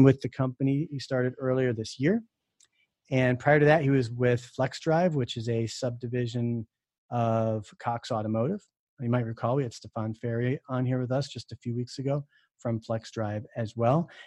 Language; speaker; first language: English; native; English